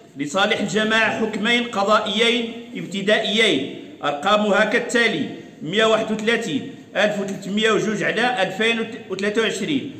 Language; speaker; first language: Arabic; non-native, local second language; Riffian